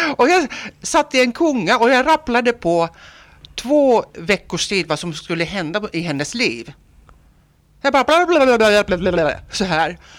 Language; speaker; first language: Swedish; non-native, local second language; Finnish